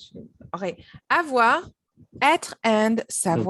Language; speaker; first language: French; non-native, fluent; Filipino